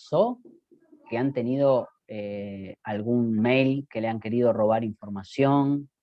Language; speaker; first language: Spanish; native; Spanish